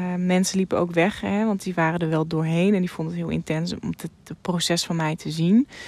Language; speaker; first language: Dutch; non-native, local second language; Western Frisian